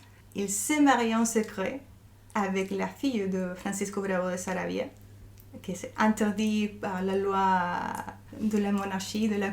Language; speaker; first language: French; non-native, fluent; Spanish